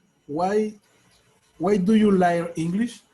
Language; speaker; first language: English; non-native, learner; Spanish